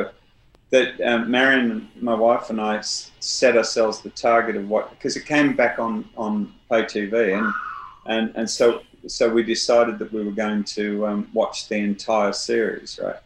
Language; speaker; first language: English; native; English